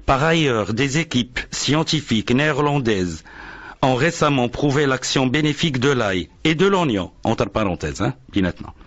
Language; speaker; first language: French; non-native, local second language; Arabic